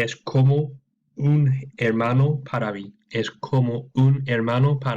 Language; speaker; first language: Spanish; non-native, fluent; English